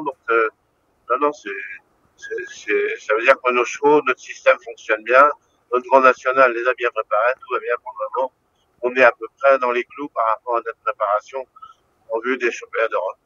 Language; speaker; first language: French; native; French